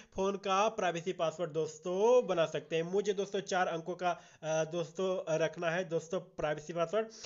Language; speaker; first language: Hindi; native; Hindi